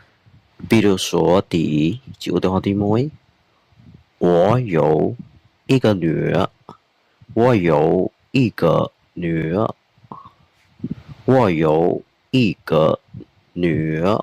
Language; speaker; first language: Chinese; non-native, fluent; Khmer